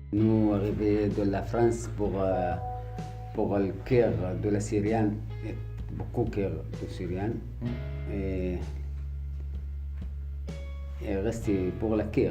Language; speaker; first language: French; non-native, learner; Arabic